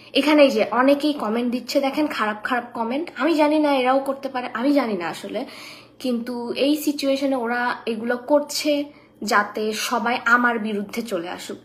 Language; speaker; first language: Bangla; non-native, local second language; Kok Borok